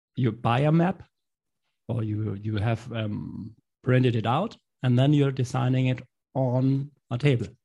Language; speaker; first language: English; non-native, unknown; German